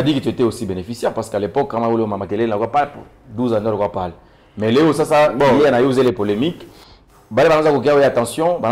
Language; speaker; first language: French; non-native, local second language; Swahili